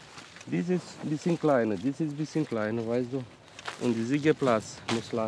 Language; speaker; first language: German; non-native, learner; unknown